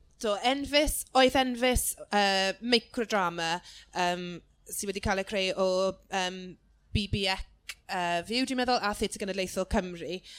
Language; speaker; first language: Welsh; non-native, local second language; English